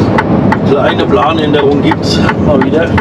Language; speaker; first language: German; native; German